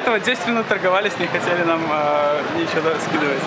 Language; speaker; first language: Russian; native; Russian